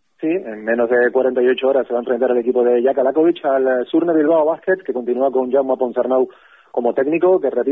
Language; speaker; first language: Spanish; native; Spanish